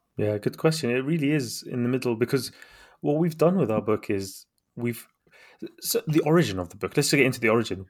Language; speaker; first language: English; native; English